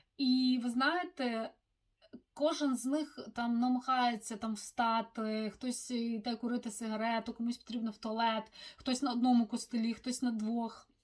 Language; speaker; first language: Ukrainian; native; Ukrainian